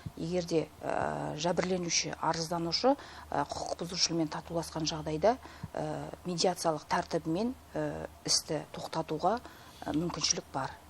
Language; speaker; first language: Kazakh; native; Kazakh